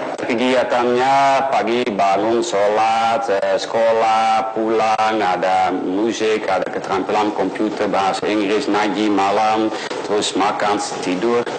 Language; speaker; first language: Indonesian; non-native, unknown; Dutch